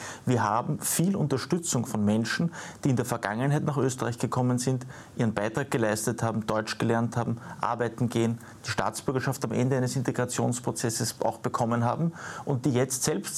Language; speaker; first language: German; native; German